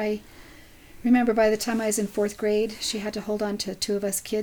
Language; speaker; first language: English; native; English